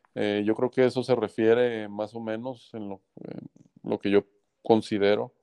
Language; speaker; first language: Spanish; native; Spanish